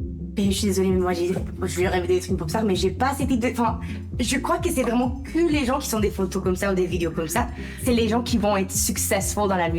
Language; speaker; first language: French; native; French